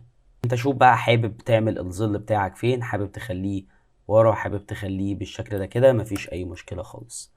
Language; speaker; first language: Arabic; native; Arabic